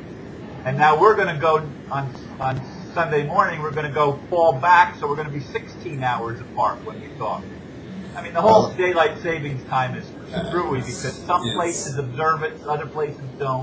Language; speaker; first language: English; native; English